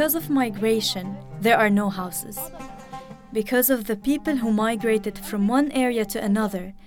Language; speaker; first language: English; early bilingual, other home language; Arabic